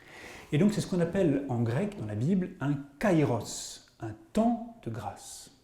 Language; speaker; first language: French; native; French